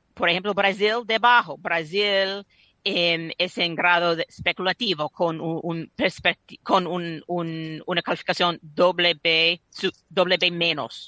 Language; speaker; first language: Spanish; non-native, fluent; English